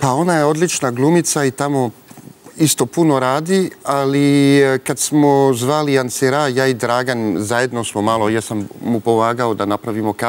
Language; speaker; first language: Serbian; early bilingual, heritage; French